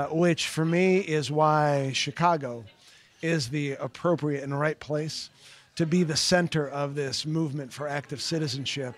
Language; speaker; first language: English; early bilingual, other home language; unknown